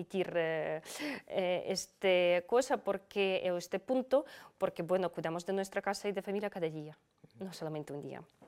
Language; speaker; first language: Spanish; non-native, fluent; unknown